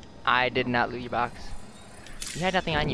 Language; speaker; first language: English; native; English